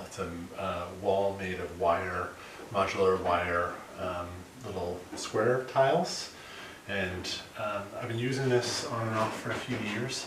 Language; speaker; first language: English; native; English